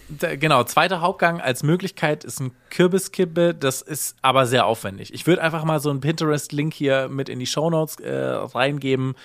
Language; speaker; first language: German; native; German